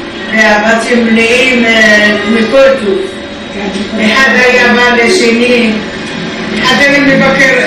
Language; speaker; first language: Hebrew; non-native, fluent; Arabic